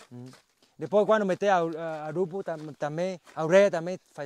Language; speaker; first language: Portuguese; non-native, learner; Vietnamese